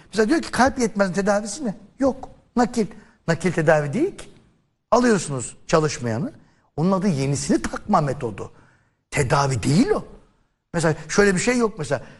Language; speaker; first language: Turkish; native; Turkish